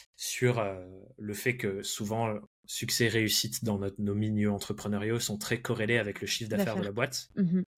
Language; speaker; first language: French; native; French